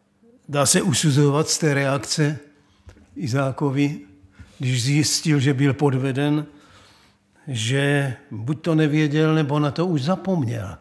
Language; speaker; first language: Czech; native; Czech